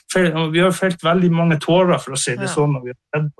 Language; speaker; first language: Norwegian; native; Norwegian